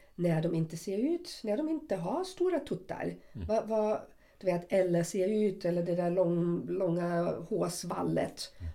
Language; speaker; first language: Swedish; non-native, fluent; German